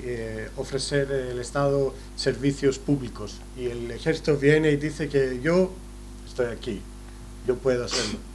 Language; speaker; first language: Spanish; non-native, learner; Greek